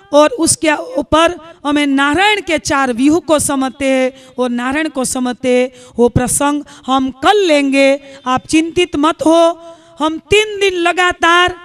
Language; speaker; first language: Hindi; non-native, local second language; Gujarati